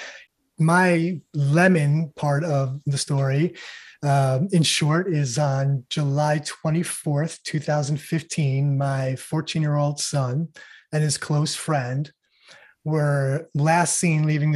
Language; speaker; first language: English; native; English